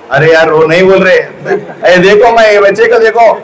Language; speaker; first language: Hindi; non-native, local second language; Telugu